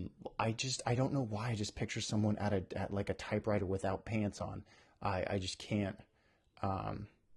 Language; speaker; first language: English; native; English